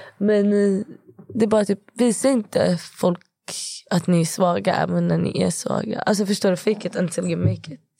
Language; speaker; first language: Swedish; early bilingual, other home language; Kurdish